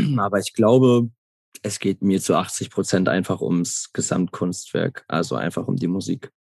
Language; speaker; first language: German; native; German